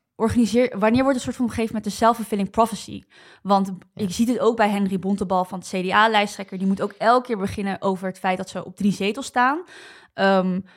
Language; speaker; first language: Dutch; native; Dutch